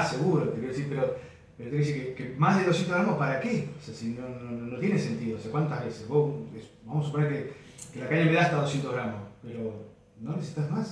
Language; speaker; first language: Spanish; native; Spanish